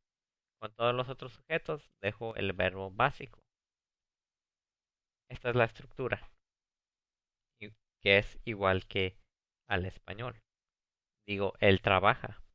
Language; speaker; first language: Spanish; early bilingual, heritage; Spanish